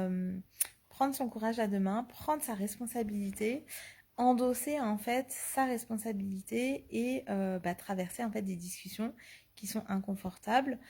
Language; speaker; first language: French; native; French